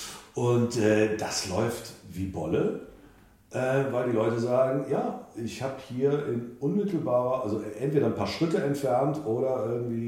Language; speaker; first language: German; native; German